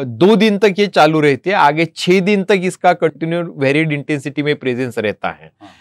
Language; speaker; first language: Hindi; non-native, local second language; Marathi